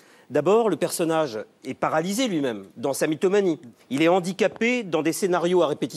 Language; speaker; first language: French; native; French